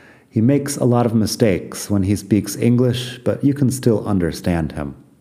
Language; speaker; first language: English; native; English